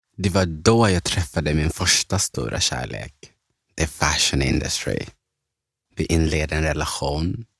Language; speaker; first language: Swedish; early bilingual, other home language; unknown